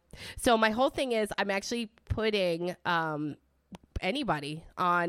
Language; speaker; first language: English; early bilingual, other home language; Italian